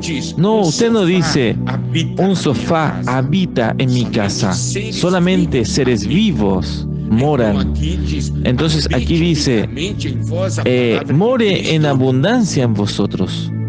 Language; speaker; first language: Spanish; non-native, fluent; Portuguese